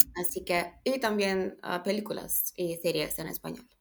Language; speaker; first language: Spanish; non-native, learner; Macedonian